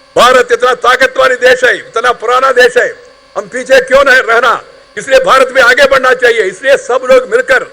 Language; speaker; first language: Hindi; non-native, local second language; Telugu